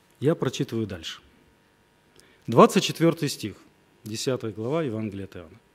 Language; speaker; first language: Russian; native; Russian